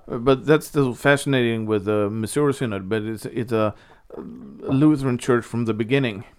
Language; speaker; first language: English; non-native, fluent; Swedish